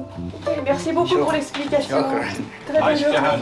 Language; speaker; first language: French; non-native, learner; Korean